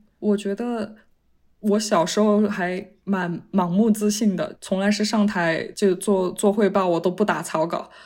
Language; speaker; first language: Chinese; native; Chinese